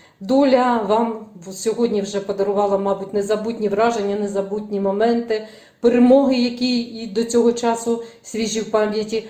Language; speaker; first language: Ukrainian; native; Ukrainian